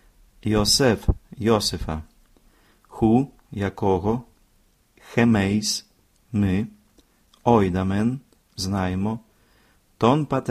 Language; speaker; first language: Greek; non-native, fluent; Ukrainian